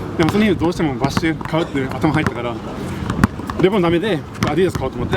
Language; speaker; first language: Japanese; early bilingual, heritage; Japanese